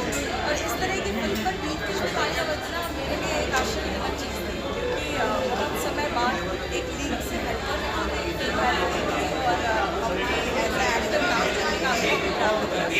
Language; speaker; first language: Hindi; native; Hindi